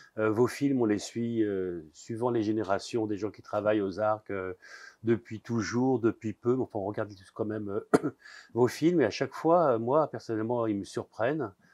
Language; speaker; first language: French; native; French